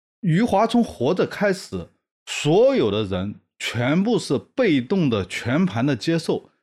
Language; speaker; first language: Chinese; native; Chinese